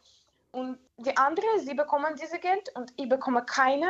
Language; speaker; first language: German; non-native, learner; Ukrainian